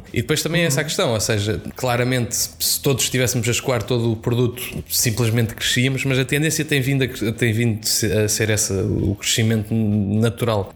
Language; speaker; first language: Portuguese; native; Portuguese